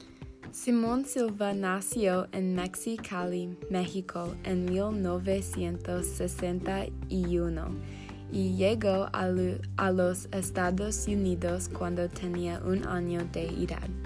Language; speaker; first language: Spanish; non-native, learner; English